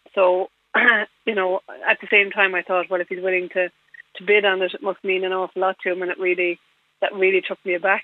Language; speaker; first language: English; native; English